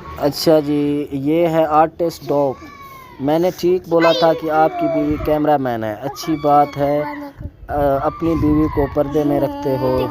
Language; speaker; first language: Urdu; non-native, local second language; Saraiki